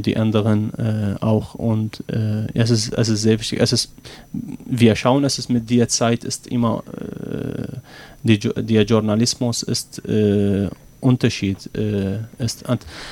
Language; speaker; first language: German; non-native, learner; Arabic